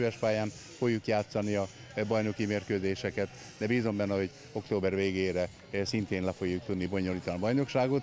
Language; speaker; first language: Hungarian; native; Hungarian